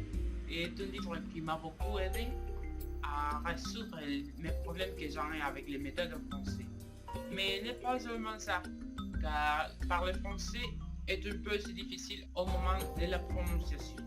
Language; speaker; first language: French; non-native, learner; Spanish